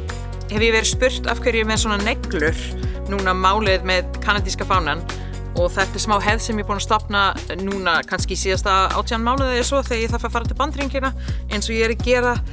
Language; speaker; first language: Icelandic; non-native, fluent; English